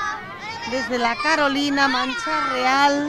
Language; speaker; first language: Spanish; native; Spanish